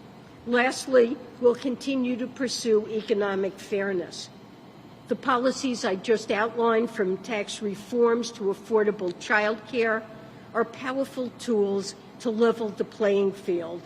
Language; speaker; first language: English; native; English